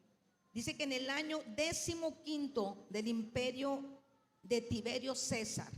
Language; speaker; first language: Spanish; native; Spanish